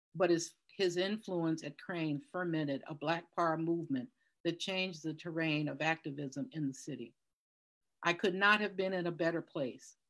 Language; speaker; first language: English; native; English